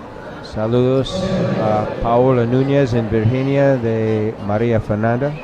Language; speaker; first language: Spanish; non-native, learner; English